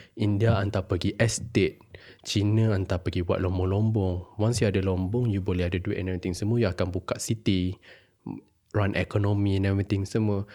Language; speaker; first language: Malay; native; Malay